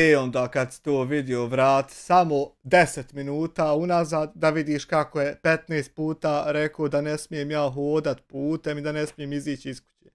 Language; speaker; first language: Bosnian; native; Bosnian